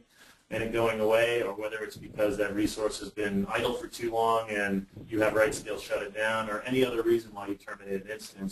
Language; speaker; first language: English; native; English